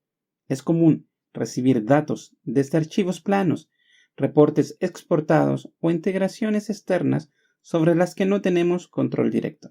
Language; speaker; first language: Spanish; native; Spanish